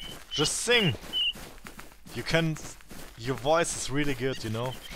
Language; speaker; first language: English; non-native, learner; German